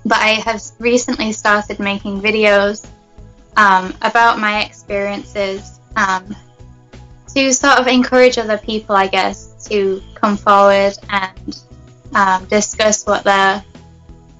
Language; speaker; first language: English; native; English